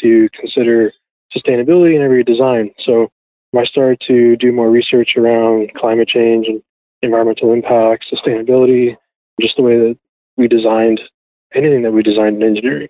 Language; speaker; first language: English; native; English